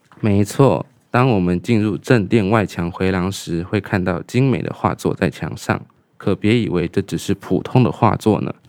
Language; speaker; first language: Chinese; native; Chinese